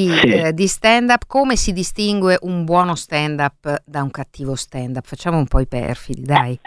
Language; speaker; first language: Italian; native; Italian